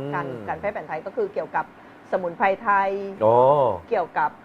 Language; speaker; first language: Thai; native; Thai